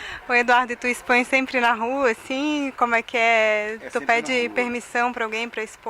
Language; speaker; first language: Portuguese; native; Portuguese